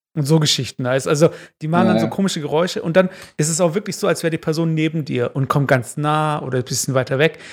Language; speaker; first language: German; early bilingual, other home language; Turkish